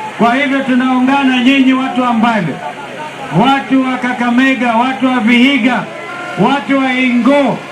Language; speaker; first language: Swahili; non-native, local second language; Kamba